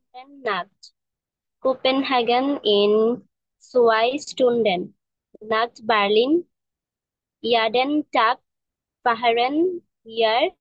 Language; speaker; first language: German; non-native, learner; Bangla